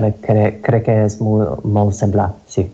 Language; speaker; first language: Catalan; non-native, learner; English